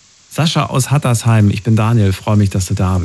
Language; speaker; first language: German; native; German